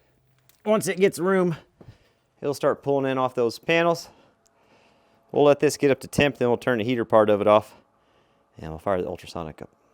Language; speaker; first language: English; native; English